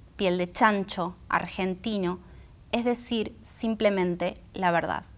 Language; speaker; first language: Spanish; non-native, local second language; Guarani